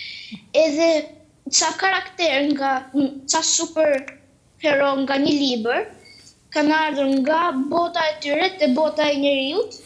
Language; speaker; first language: Albanian; early bilingual, heritage; Albanian